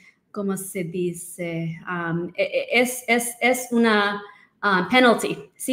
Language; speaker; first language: Spanish; non-native, learner; English